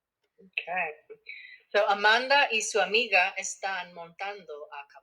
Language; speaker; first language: Spanish; non-native, fluent; English